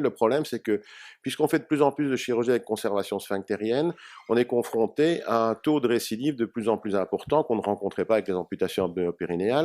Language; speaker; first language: French; native; French